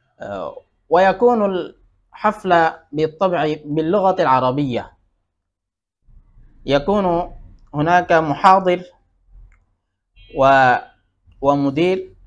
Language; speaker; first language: Arabic; non-native, fluent; Bangla